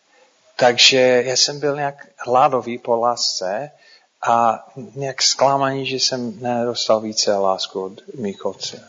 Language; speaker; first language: Czech; non-native, fluent; English